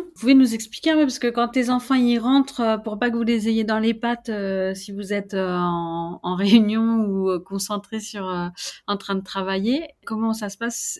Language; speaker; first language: French; native; French